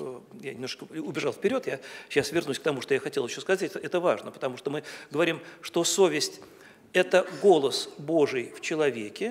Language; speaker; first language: Russian; native; Russian